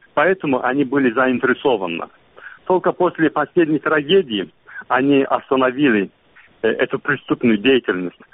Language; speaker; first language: Russian; non-native, local second language; Azerbaijani